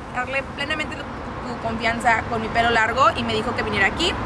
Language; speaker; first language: Spanish; early bilingual, heritage; Spanish